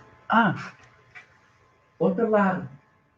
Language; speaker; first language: Spanish; non-native, learner; English